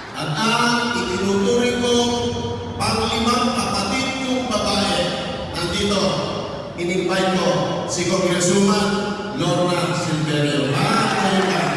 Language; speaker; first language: Filipino; non-native, local second language; Pampanga